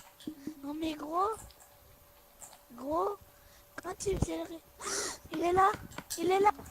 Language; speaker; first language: French; native; French